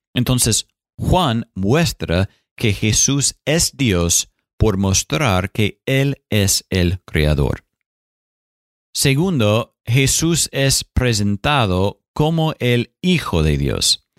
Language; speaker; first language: Spanish; non-native, fluent; English